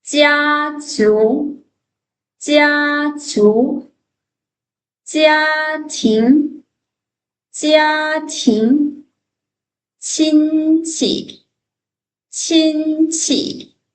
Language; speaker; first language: Chinese; non-native, fluent; Lao